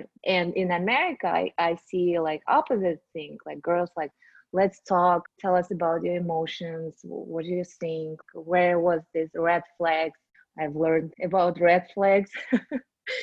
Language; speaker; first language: English; non-native, fluent; Russian